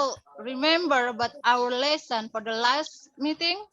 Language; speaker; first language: English; non-native, learner; Indonesian